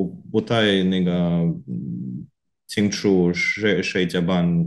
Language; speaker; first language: Chinese; non-native, learner; Korean